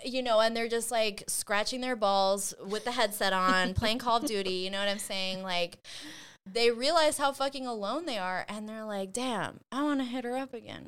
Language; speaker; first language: English; early bilingual, other home language; Spanish